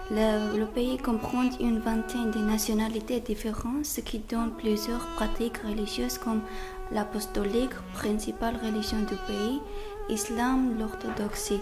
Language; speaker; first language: French; non-native, fluent; Armenian